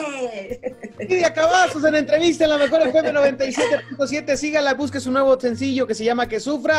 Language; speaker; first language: Spanish; native; Spanish